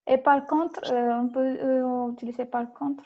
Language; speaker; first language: French; non-native, learner; Spanish